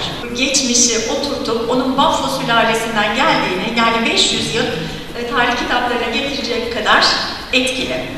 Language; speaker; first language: Turkish; native; Turkish